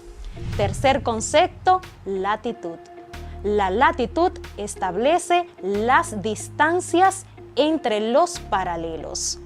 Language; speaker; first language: Spanish; native; Spanish